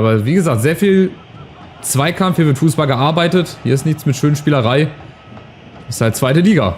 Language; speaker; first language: German; native; German